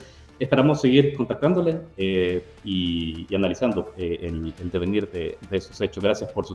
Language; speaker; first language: Spanish; native; Spanish